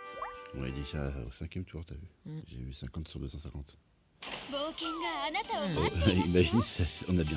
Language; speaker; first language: French; native; French